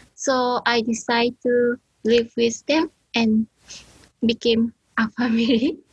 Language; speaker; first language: English; non-native, learner; Japanese